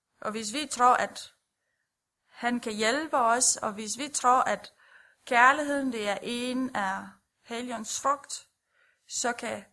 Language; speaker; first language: Danish; non-native, fluent; Romanian